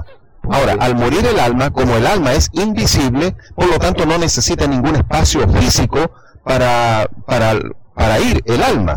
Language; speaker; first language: Spanish; native; Spanish